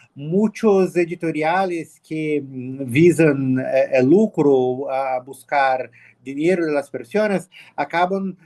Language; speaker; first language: Spanish; non-native, learner; Portuguese